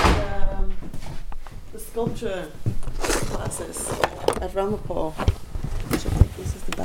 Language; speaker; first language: English; non-native, fluent; Norwegian